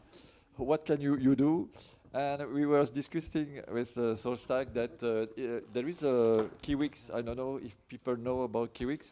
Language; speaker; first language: English; non-native, learner; French